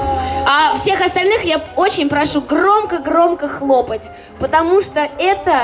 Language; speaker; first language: Russian; native; Russian